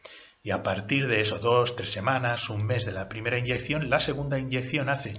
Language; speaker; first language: Spanish; native; Spanish